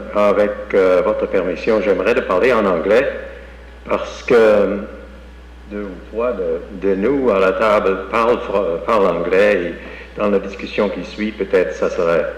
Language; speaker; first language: French; non-native, fluent; English